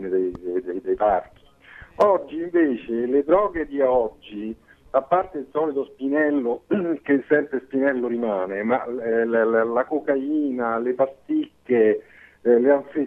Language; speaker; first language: Italian; native; Italian